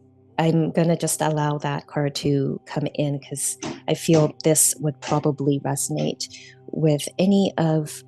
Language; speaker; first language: English; native; English